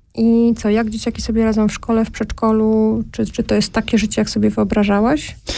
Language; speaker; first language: Polish; native; Polish